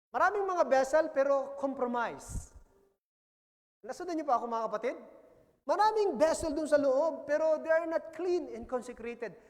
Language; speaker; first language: Filipino; non-native, local second language; Masbatenyo